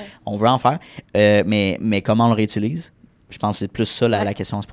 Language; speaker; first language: French; native; French